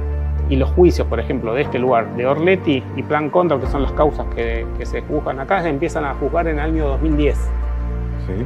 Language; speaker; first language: Spanish; native; Spanish